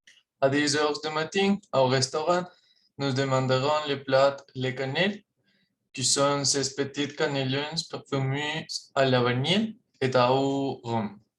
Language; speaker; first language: French; non-native, learner; Spanish